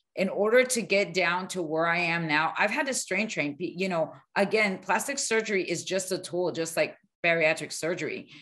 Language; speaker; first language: English; early bilingual, other home language; Spanish